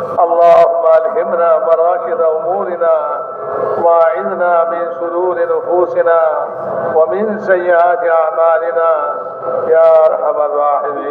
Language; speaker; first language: Arabic; non-native, fluent; Bangla